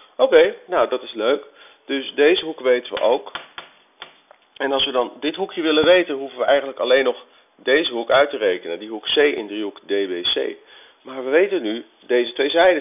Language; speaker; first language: Dutch; native; Dutch